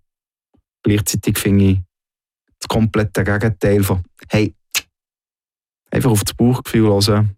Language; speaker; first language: German; native; German